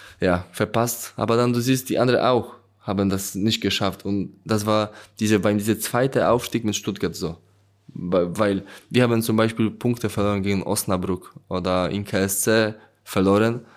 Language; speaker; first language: German; non-native, learner; Polish